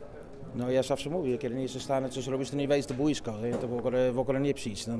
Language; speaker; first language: Polish; non-native, fluent; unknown